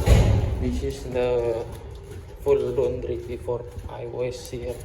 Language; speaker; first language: English; non-native, learner; Indonesian